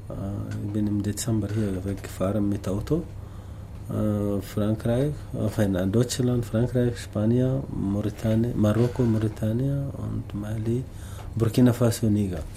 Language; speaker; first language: German; non-native, learner; Tamasheq